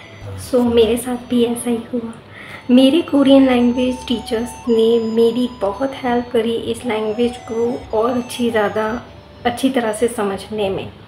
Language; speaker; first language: Hindi; native; Hindi